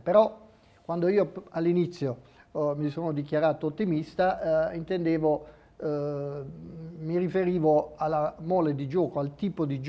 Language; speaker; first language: Italian; native; Italian